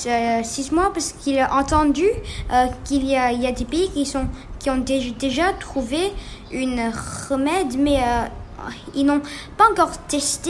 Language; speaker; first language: French; non-native, learner; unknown